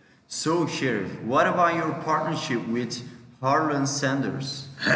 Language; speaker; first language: English; non-native, learner; Turkish